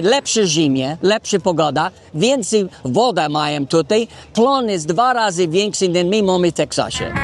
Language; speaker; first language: Polish; early bilingual, heritage; English